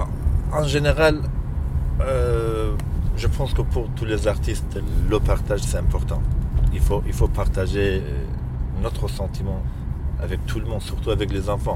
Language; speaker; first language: French; non-native, fluent; Kurdish